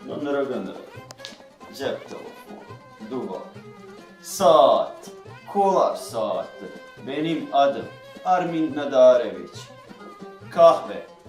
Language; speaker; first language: Turkish; non-native, learner; Bosnian